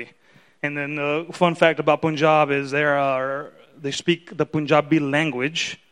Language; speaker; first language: English; early bilingual, other home language; Spanish